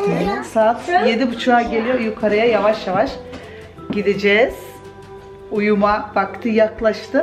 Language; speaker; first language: Turkish; early bilingual, heritage; Turkish